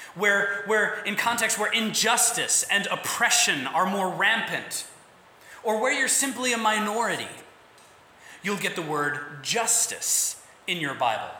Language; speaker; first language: English; native; English